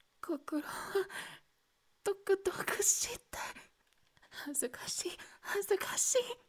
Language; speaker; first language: Japanese; non-native, learner; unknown